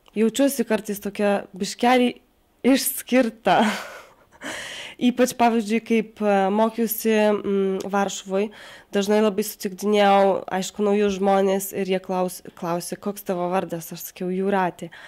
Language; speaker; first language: Lithuanian; native; Lithuanian